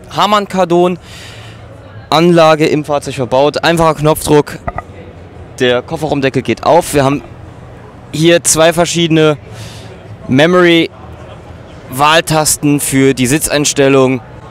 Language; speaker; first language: German; native; German